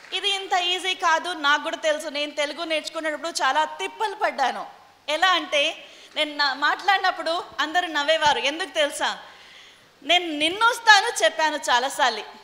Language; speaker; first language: Telugu; non-native, local second language; Hindi